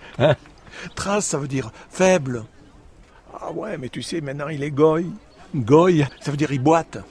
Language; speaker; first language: French; native; French